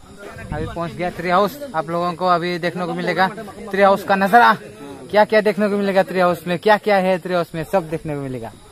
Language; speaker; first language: Hindi; non-native, local second language; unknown